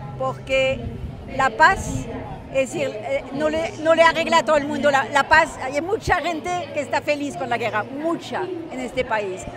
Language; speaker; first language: Spanish; non-native, fluent; French